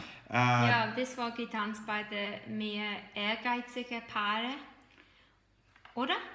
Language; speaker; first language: German; non-native, fluent; English